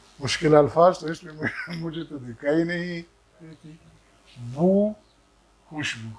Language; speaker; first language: Urdu; non-native, local second language; Pashto